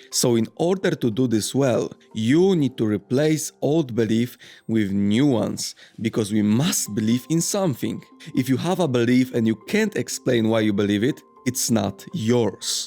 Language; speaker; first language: English; non-native, fluent; Polish